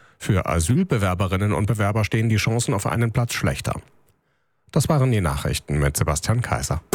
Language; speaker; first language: German; native; German